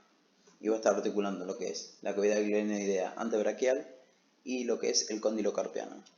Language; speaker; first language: Spanish; native; Spanish